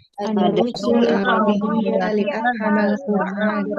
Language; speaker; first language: Arabic; non-native, learner; Indonesian